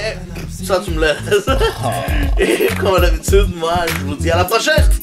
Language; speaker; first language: French; native; French